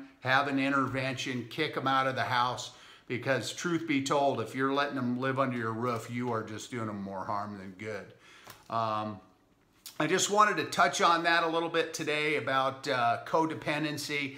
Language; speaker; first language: English; native; English